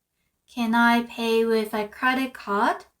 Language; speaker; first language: English; non-native, fluent; Korean